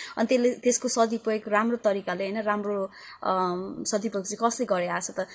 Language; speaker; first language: Nepali; early bilingual, heritage; Nepali